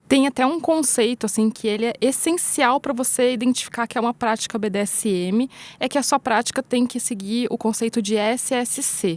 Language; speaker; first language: Portuguese; native; Portuguese